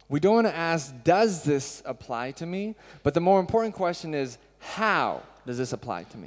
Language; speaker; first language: English; native; English